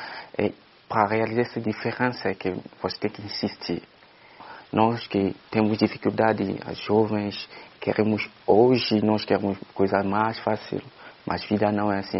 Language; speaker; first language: Portuguese; non-native, fluent; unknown